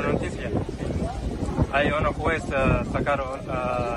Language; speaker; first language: Spanish; non-native, learner; Arabic